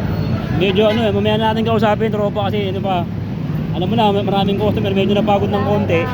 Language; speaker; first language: Filipino; native; Filipino